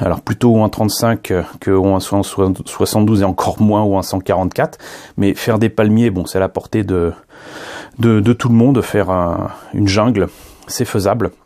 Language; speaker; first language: French; native; French